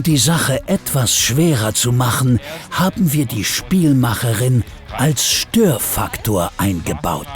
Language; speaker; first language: German; native; German